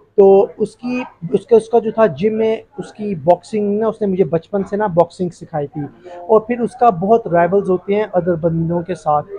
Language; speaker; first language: Hindi; early bilingual, heritage; Urdu